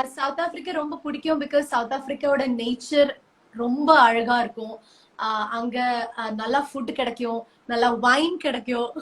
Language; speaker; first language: Tamil; non-native, learner; Malayalam